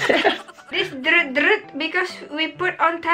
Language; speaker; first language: English; non-native, learner; Indonesian